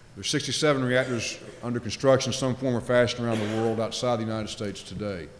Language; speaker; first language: English; native; English